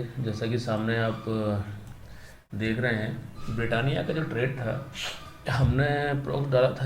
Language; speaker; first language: Hindi; native; Hindi